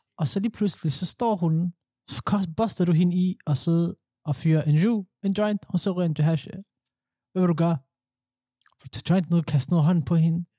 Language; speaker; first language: Danish; early bilingual, other home language; Somali